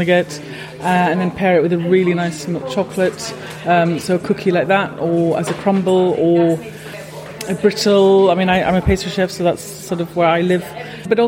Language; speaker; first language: English; native; English